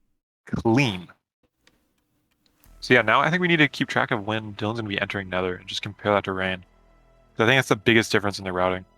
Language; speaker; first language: English; native; English